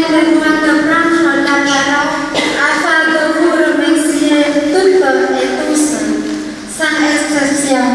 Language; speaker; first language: French; non-native, fluent; Vietnamese